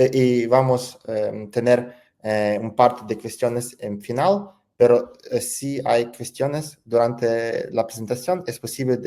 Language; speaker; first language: Spanish; non-native, learner; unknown